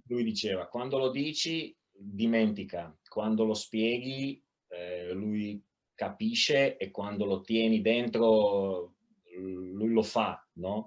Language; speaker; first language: Italian; non-native, fluent; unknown